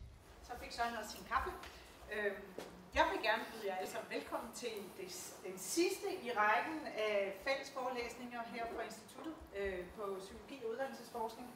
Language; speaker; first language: Danish; native; Danish